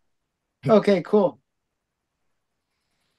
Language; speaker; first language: English; native; English